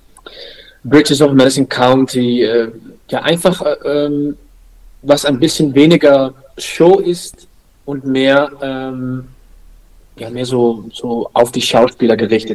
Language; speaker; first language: German; non-native, learner; Dutch